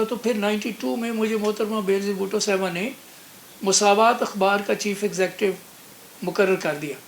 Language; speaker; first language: Urdu; non-native, local second language; Punjabi